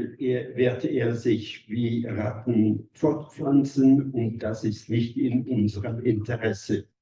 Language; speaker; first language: German; non-native, fluent; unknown